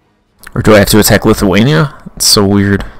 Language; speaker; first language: English; native; English